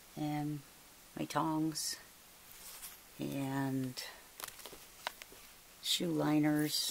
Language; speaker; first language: English; native; English